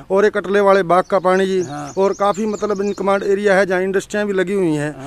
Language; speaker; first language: Hindi; native; Hindi